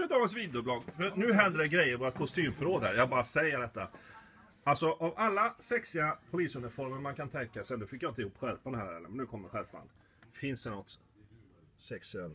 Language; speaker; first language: Swedish; native; Swedish